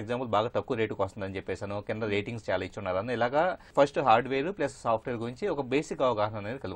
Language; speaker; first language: Telugu; native; Telugu